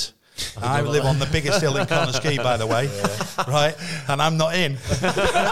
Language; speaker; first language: English; native; English